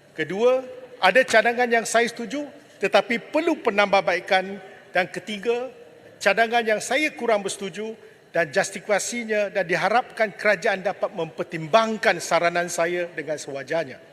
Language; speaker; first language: Malay; non-native, local second language; Chinese